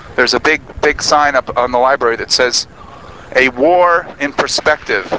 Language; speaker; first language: English; native; English